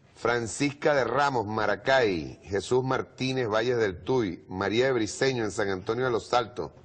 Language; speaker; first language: Spanish; native; Spanish